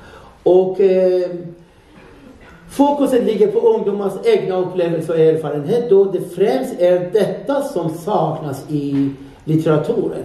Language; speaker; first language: Swedish; non-native, fluent; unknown